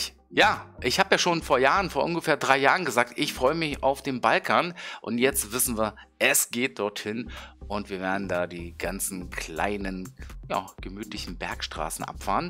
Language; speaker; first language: German; native; German